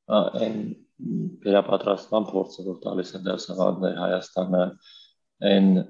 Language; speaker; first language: Armenian; native; Armenian